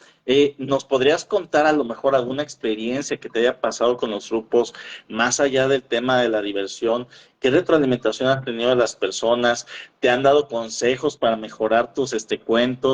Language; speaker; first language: Spanish; native; Spanish